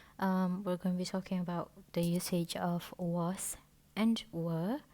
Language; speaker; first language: English; non-native, local second language; Malay